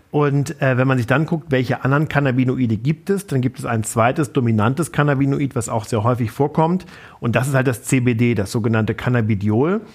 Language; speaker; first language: German; native; German